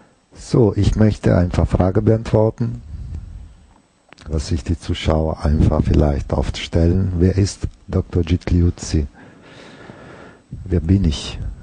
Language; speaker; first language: German; non-native, fluent; Italian